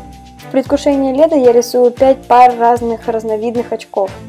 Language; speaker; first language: Russian; native; Russian